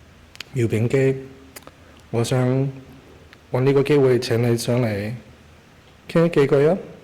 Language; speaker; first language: Cantonese; early bilingual, heritage; Cantonese